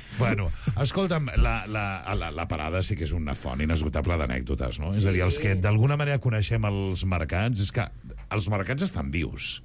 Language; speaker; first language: Catalan; native; Catalan